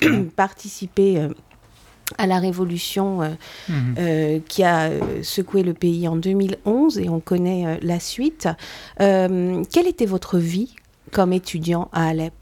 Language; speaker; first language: French; native; French